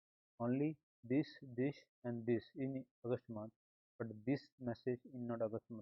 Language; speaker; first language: English; non-native, local second language; Hindi